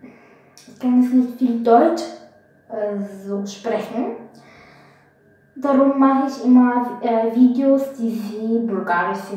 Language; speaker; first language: German; non-native, learner; Bulgarian